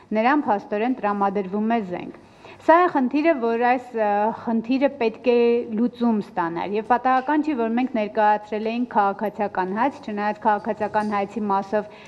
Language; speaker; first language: Armenian; native; Armenian